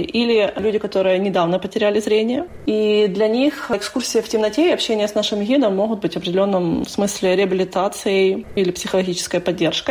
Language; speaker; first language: Russian; native; Russian